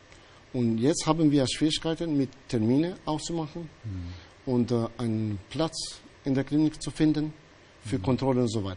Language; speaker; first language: German; non-native, fluent; Albanian